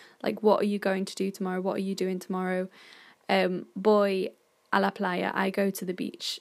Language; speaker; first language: English; native; English